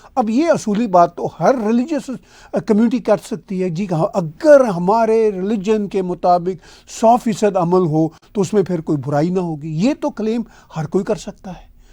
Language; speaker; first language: Urdu; non-native, local second language; Punjabi